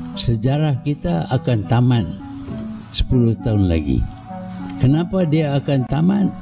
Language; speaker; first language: Malay; native; Malay